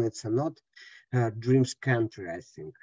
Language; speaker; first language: English; non-native, learner; Russian